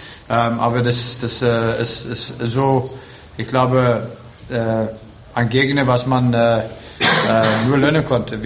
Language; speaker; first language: German; non-native, fluent; Afrikaans